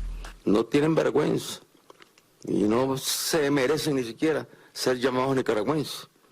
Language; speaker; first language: Spanish; native; Spanish